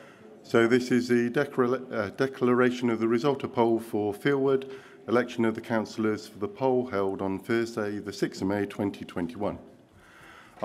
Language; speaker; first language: English; native; English